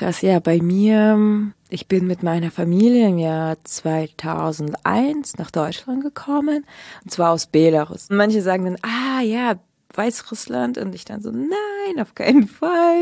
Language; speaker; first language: German; early bilingual, other home language; Russian